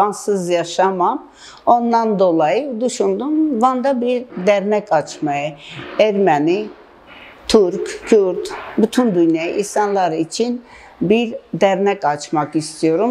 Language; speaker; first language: Turkish; non-native, learner; Armenian